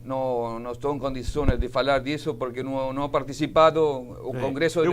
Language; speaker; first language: Portuguese; non-native, learner; Spanish